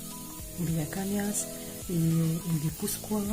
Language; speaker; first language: Spanish; non-native, learner; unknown